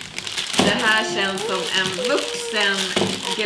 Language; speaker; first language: Swedish; native; Swedish